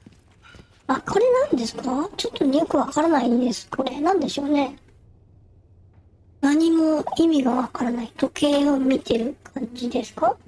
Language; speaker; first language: Japanese; native; Japanese